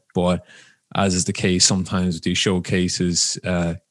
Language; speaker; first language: English; native; English